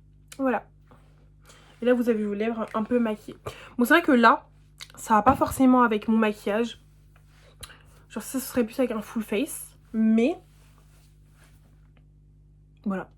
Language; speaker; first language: French; native; French